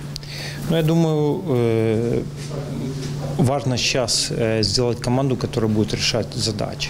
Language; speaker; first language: Ukrainian; non-native, local second language; Russian